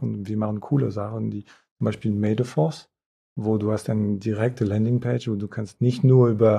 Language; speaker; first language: German; non-native, fluent; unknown